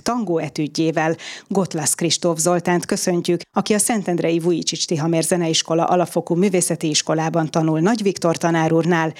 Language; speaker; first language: Hungarian; native; Hungarian